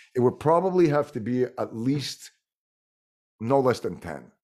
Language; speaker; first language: English; non-native, fluent; French